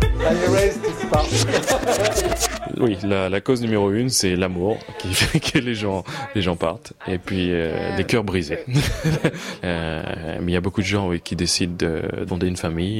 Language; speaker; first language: French; native; French